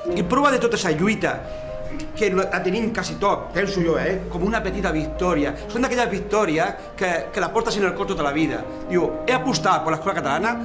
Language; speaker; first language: Catalan; non-native, local second language; Spanish